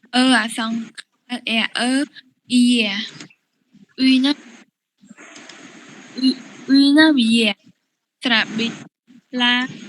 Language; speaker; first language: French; non-native, learner; Khmer